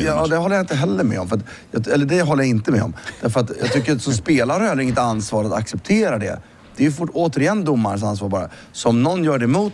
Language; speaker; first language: Swedish; native; Swedish